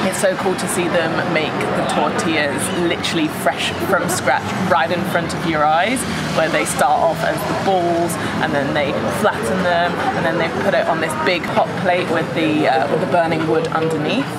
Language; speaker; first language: English; native; English